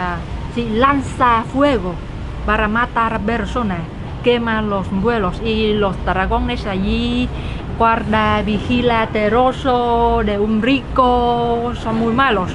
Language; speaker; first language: Spanish; non-native, learner; Vietnamese